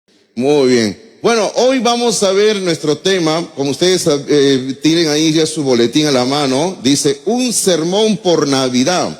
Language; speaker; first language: Spanish; native; Spanish